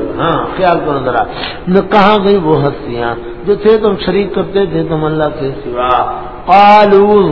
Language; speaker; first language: Urdu; non-native, local second language; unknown